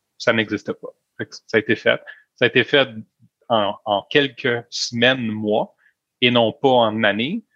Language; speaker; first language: French; native; French